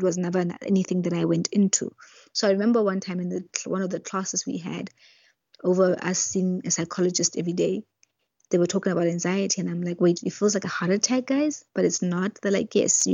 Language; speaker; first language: English; non-native, local second language; Southern Sotho